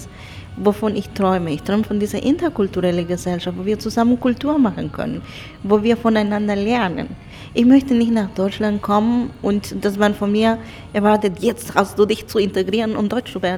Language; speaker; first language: German; non-native, fluent; Spanish